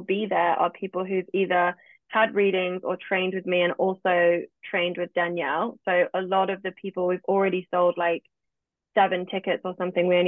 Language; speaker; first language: English; native; English